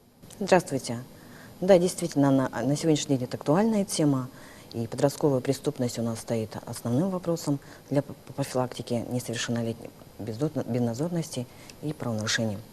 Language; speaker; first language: Russian; native; Russian